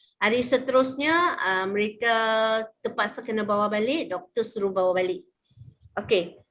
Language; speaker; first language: Malay; native; Malay